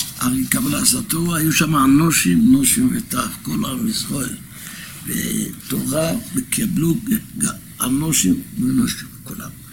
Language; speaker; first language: Hebrew; non-native, local second language; Yiddish